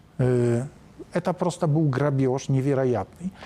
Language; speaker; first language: Polish; non-native, learner; Russian